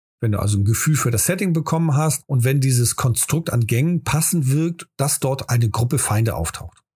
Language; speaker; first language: German; native; German